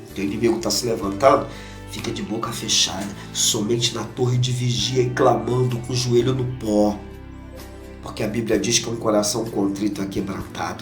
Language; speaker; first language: Portuguese; native; Portuguese